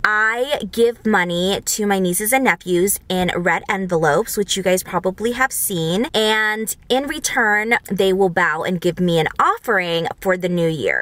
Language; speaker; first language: English; early bilingual, other home language; Vietnamese